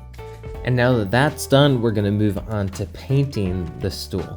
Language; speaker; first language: English; native; English